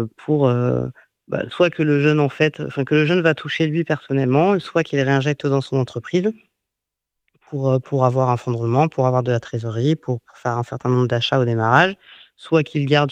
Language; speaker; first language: French; native; French